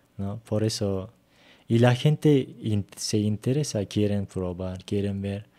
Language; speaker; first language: Spanish; non-native, fluent; Turkish